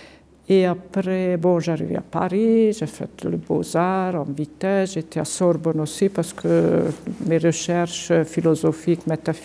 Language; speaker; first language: French; non-native, fluent; Hungarian